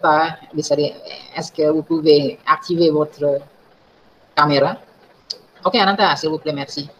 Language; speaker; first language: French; non-native, fluent; Indonesian